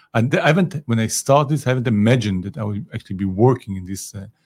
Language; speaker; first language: English; non-native, fluent; Hebrew